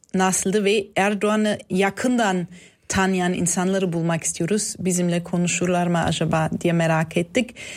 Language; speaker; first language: Turkish; non-native, fluent; German